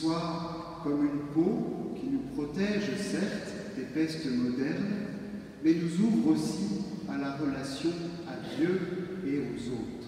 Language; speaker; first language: French; native; French